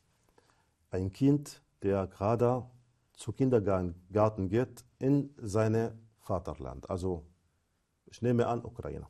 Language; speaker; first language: German; non-native, fluent; Arabic